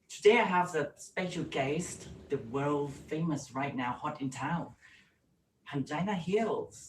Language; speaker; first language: English; non-native, learner; Thai